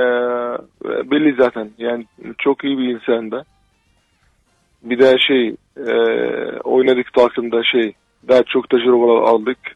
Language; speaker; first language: Turkish; non-native, learner; Arabic